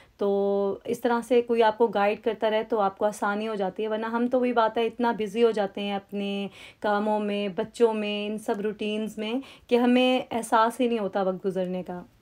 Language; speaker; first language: Urdu; native; Urdu